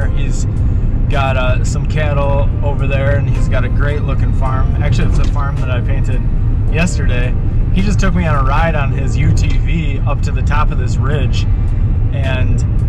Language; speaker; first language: English; native; English